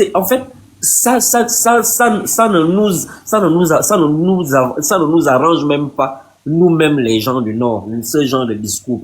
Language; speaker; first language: French; non-native, local second language; Fang